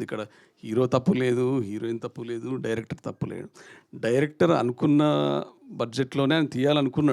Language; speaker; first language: Telugu; native; Telugu